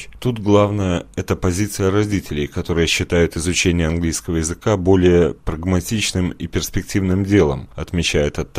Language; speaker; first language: Russian; native; Russian